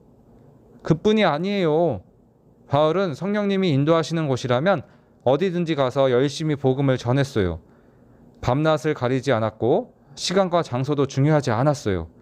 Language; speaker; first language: Korean; native; Korean